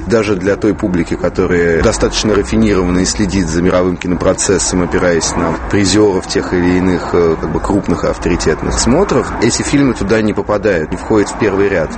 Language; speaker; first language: Russian; native; Russian